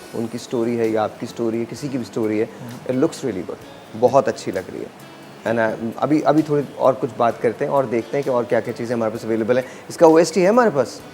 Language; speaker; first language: Urdu; native; Urdu